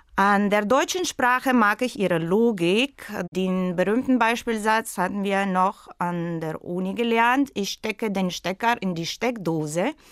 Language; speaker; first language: German; non-native, fluent; Russian